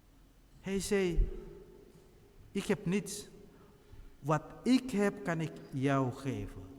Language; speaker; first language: Dutch; non-native, fluent; Indonesian